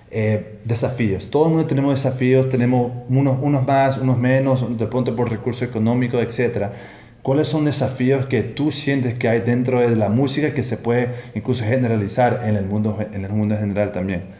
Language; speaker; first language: Spanish; non-native, fluent; English